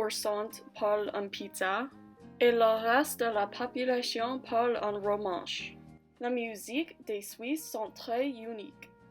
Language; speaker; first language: French; non-native, learner; English